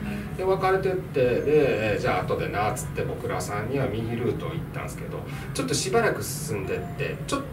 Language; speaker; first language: Japanese; native; Japanese